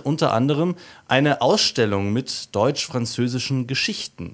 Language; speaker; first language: German; native; German